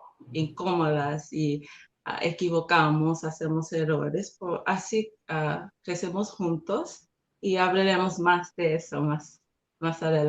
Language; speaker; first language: Spanish; non-native, learner; English